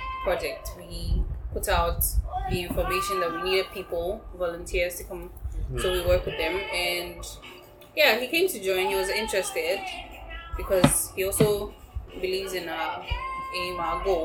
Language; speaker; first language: English; non-native, local second language; Ewe